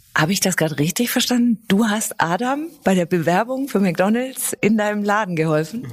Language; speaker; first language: German; native; German